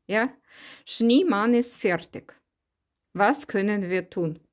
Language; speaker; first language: German; non-native, learner; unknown